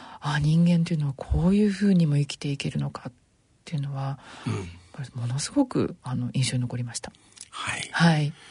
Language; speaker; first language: Japanese; native; Japanese